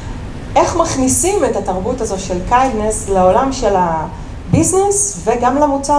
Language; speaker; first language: Hebrew; native; Hebrew